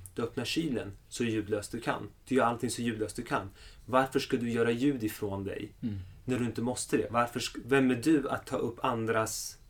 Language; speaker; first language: Swedish; early bilingual, other home language; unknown